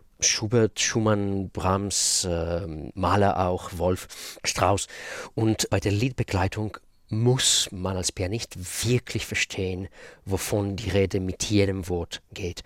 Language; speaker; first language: German; non-native, fluent; Russian